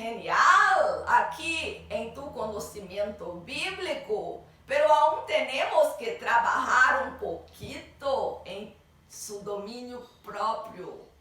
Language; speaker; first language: Spanish; non-native, learner; Portuguese